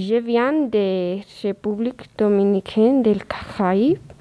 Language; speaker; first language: French; non-native, learner; Spanish